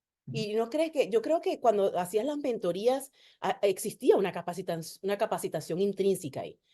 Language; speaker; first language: Spanish; native; Spanish